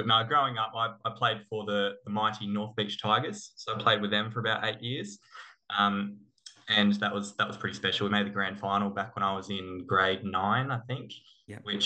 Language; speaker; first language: English; native; English